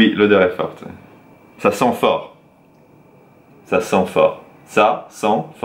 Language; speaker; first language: French; native; French